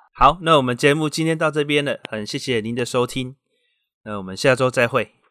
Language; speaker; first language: Chinese; native; Chinese